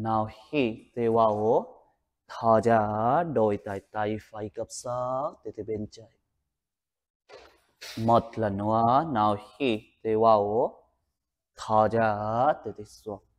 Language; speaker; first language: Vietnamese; non-native, learner; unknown